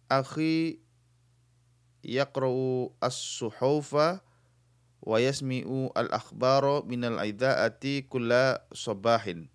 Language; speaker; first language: Arabic; non-native, fluent; Indonesian